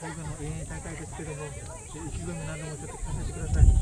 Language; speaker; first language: Japanese; native; Japanese